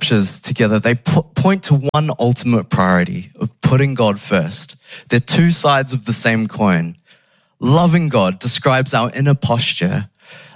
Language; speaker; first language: English; native; English